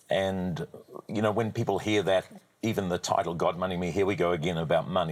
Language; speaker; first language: English; native; English